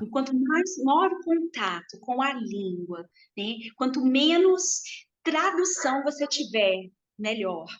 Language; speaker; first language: Portuguese; native; Portuguese